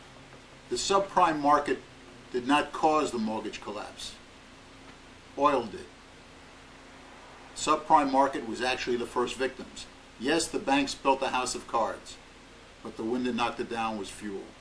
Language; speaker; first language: English; native; English